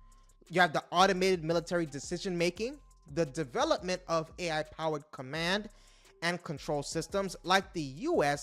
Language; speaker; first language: English; native; English